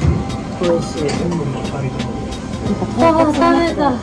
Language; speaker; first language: Japanese; native; Japanese